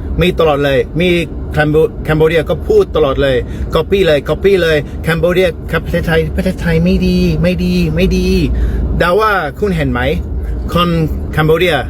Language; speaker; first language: Thai; non-native, learner; English